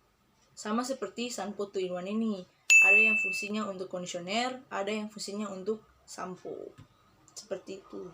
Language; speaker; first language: Indonesian; native; Indonesian